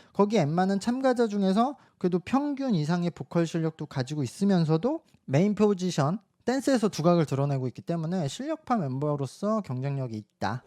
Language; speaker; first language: Korean; native; Korean